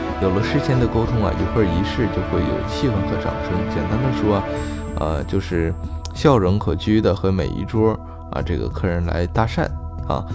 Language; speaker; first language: Chinese; native; Chinese